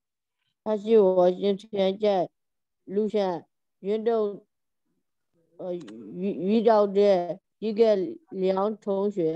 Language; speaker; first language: Chinese; non-native, learner; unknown